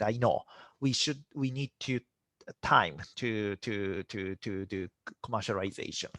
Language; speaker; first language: English; non-native, fluent; Japanese